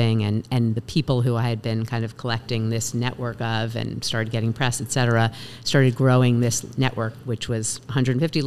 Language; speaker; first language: English; native; English